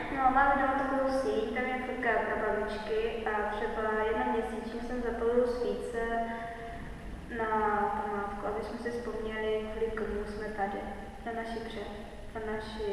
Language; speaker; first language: Czech; early bilingual, other home language; Vietnamese